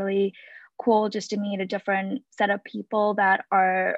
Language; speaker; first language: English; non-native, local second language; Sinhala